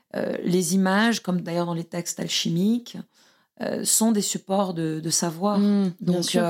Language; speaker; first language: French; non-native, fluent; Portuguese